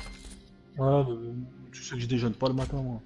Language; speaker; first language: French; native; French